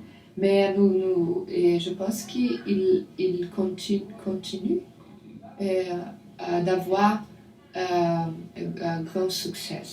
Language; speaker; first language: French; non-native, learner; Portuguese